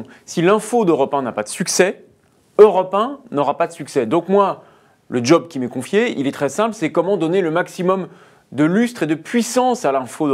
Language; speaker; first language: French; native; French